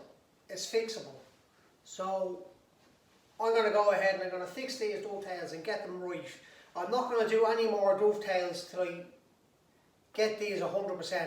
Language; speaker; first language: English; native; English